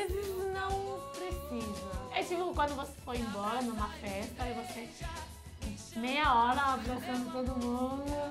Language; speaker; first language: Portuguese; non-native, learner; Chinese